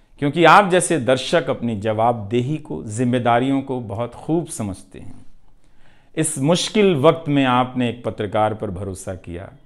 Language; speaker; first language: Hindi; non-native, local second language; Bhojpuri